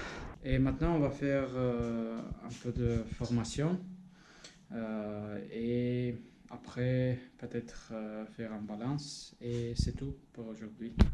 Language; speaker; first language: French; non-native, learner; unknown